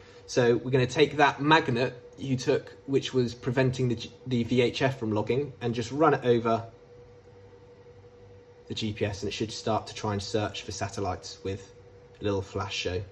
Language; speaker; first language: English; native; English